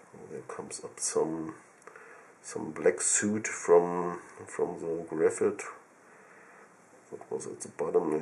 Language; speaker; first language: English; non-native, fluent; German